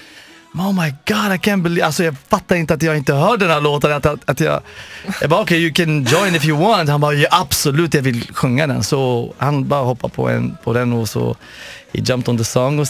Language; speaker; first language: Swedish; non-native, fluent; Arabic